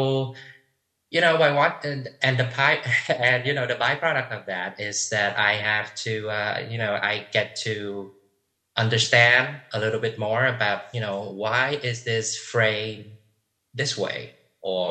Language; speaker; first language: English; non-native, fluent; Vietnamese